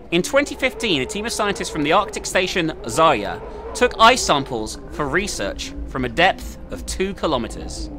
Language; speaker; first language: English; native; English